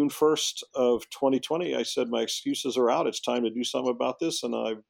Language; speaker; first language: English; native; English